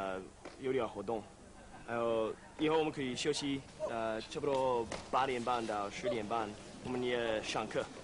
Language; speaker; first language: Chinese; non-native, learner; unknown